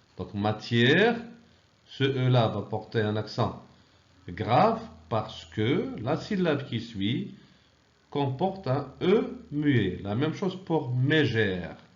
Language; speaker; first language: French; non-native, local second language; Arabic